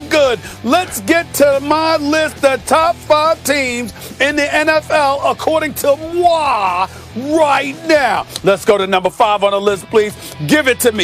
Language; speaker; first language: English; native; English